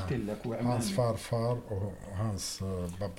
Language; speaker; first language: Swedish; non-native, fluent; Arabic